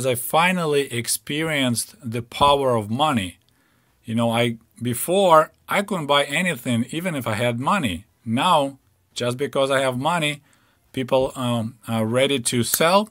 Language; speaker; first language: English; non-native, fluent; Ukrainian